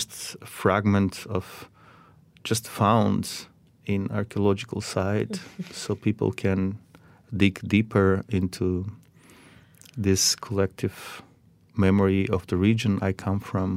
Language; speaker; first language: English; non-native, fluent; Macedonian